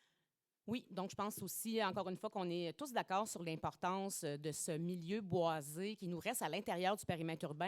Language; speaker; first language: French; native; French